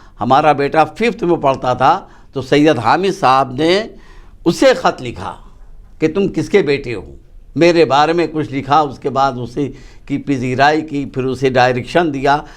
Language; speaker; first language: Urdu; native; Urdu